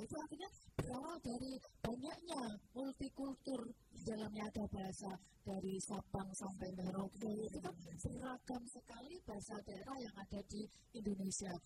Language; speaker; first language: Indonesian; non-native, local second language; Javanese